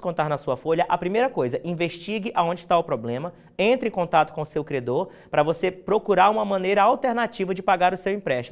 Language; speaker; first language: Portuguese; native; Portuguese